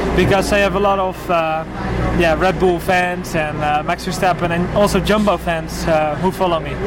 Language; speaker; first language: English; non-native, fluent; Dutch